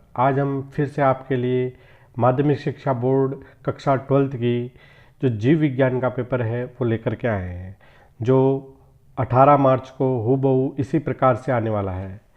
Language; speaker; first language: Hindi; native; Hindi